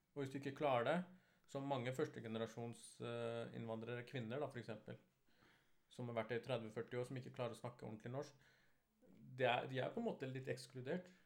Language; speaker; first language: Norwegian; early bilingual, other home language; Urdu